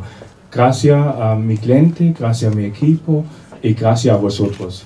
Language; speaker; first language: Spanish; non-native, learner; German